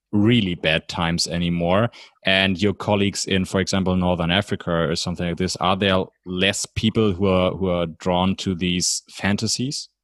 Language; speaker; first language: English; non-native, fluent; German